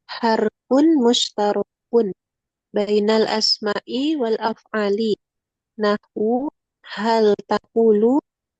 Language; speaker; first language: Arabic; non-native, learner; Indonesian